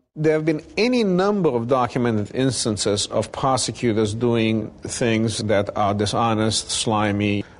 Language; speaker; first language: English; early bilingual, other home language; Romanian